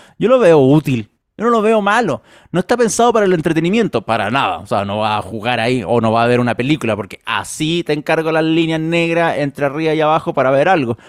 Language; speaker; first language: Spanish; native; Spanish